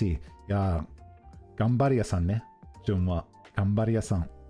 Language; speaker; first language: Japanese; non-native, fluent; English